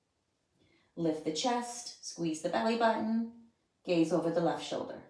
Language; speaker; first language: English; native; English